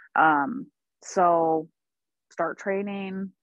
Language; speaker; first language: English; native; English